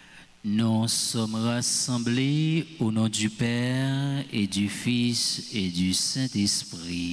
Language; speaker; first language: French; non-native, local second language; Haitian Creole